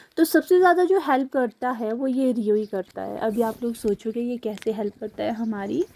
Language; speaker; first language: Hindi; non-native, local second language; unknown